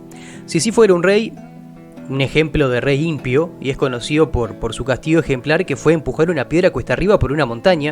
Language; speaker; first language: Spanish; native; Spanish